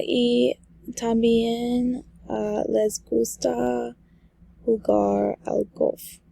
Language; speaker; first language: Spanish; non-native, learner; English